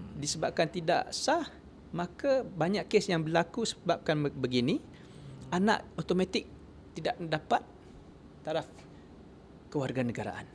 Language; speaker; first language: Malay; non-native, local second language; Chinese